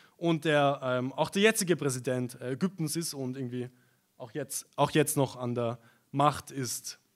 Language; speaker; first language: German; native; German